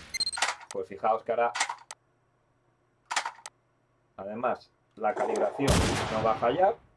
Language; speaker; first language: Spanish; native; Spanish